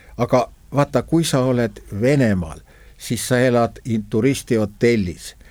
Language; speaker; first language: Estonian; native; Estonian